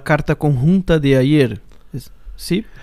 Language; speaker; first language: Spanish; non-native, learner; Portuguese